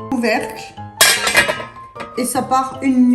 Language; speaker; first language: French; native; French